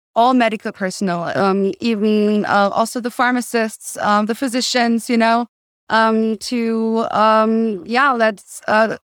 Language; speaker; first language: English; non-native, fluent; German